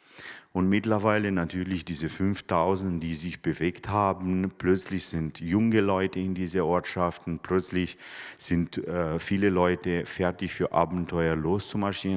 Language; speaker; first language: German; non-native, fluent; Romanian